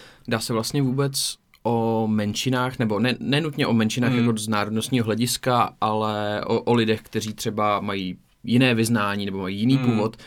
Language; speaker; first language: Czech; native; Czech